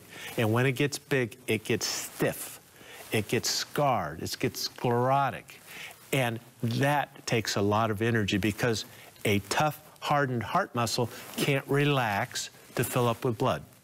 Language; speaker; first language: English; native; English